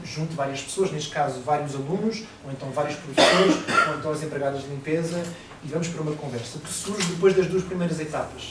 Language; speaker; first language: Portuguese; native; Portuguese